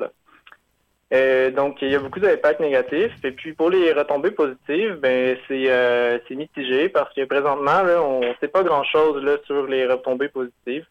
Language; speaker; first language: French; native; French